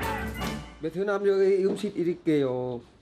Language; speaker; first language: Korean; non-native, learner; Vietnamese